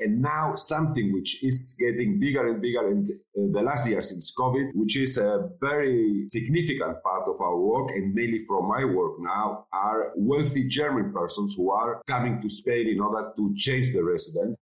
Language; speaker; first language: English; non-native, fluent; Spanish